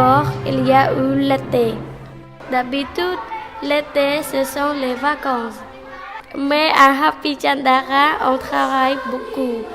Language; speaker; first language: French; non-native, learner; Khmer